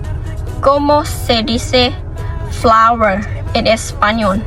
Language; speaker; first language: Spanish; non-native, fluent; Lao